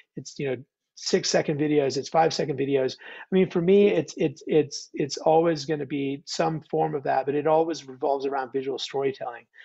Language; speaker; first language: English; native; English